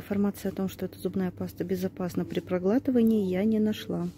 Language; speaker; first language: Russian; native; Russian